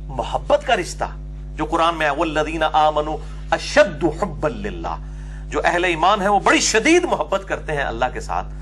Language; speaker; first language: Urdu; non-native, local second language; Punjabi